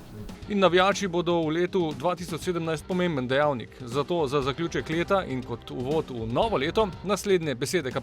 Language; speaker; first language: Slovenian; native; Slovenian